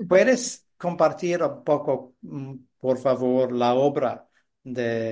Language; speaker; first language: Spanish; non-native, fluent; English